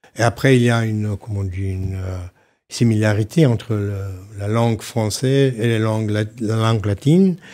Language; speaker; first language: French; non-native, fluent; Slovenian